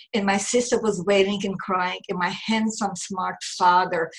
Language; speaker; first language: English; non-native, fluent; German